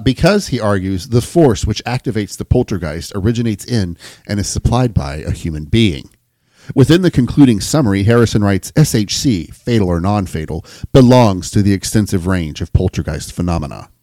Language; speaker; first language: English; native; English